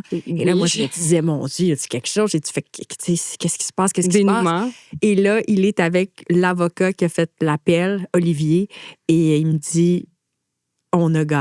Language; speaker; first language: French; native; French